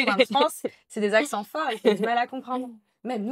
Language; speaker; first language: French; native; French